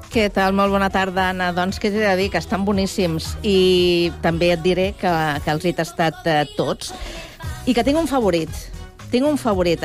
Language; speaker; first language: Catalan; native; Catalan